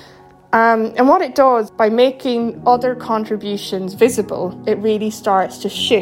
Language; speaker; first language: English; native; English